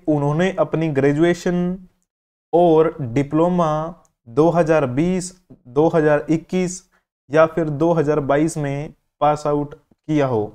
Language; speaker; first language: Hindi; native; Hindi